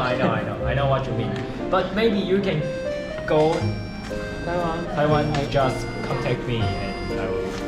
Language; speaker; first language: English; non-native, learner; Chinese